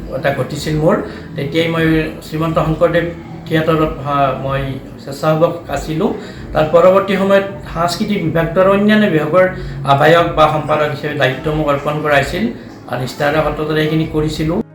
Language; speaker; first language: Assamese; native; Assamese